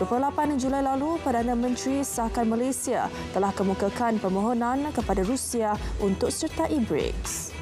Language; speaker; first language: Malay; native; Malay